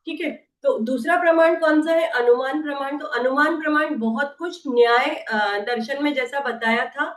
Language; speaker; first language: Hindi; non-native, local second language; Marathi